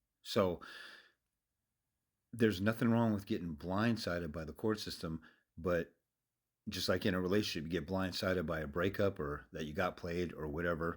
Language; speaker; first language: English; native; English